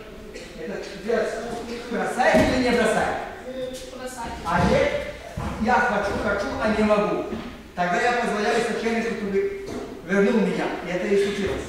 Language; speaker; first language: Russian; non-native, learner; Serbian